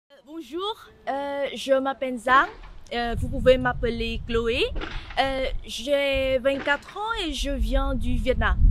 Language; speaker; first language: French; non-native, fluent; Vietnamese